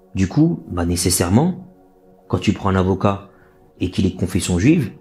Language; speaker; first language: French; native; French